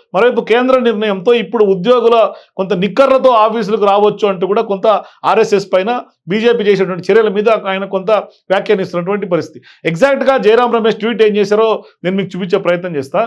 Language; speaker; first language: Telugu; native; Telugu